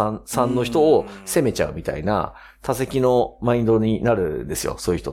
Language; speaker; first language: Japanese; native; Japanese